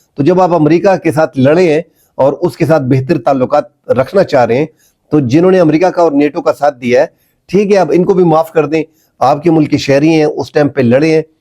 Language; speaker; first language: Urdu; non-native, local second language; Pashto